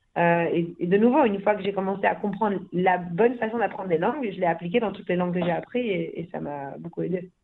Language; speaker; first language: French; native; French